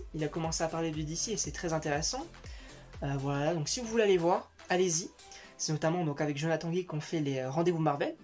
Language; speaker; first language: French; native; French